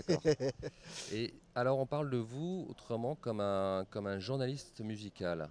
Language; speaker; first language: French; native; French